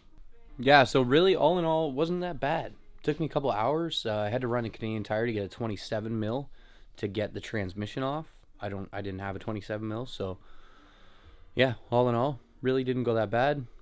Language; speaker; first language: English; native; English